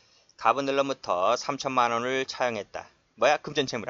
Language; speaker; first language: Korean; native; Korean